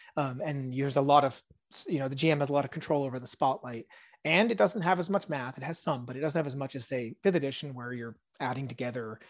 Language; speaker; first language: English; early bilingual, other home language; Hebrew